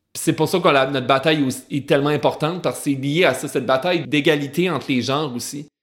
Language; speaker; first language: French; native; French